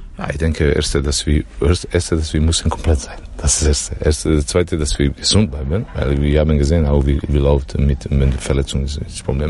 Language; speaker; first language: German; non-native, learner; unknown